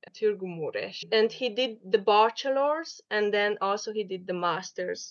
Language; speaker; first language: English; non-native, fluent; Hungarian